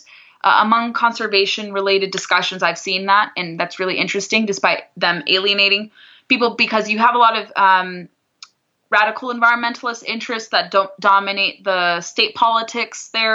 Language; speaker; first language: English; native; English